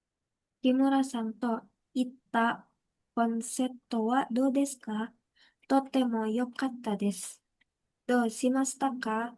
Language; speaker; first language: Japanese; non-native, learner; Indonesian